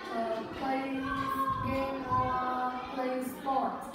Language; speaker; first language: English; non-native, learner; Vietnamese